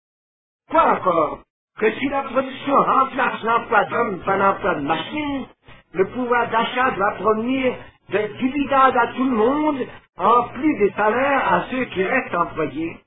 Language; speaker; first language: French; native; French